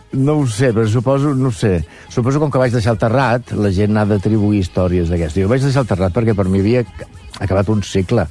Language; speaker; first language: Catalan; native; Catalan